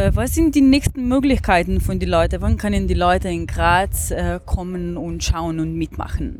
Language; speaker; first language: German; non-native, learner; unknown